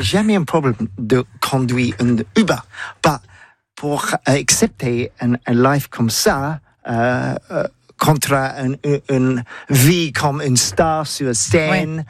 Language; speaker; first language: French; non-native, learner; English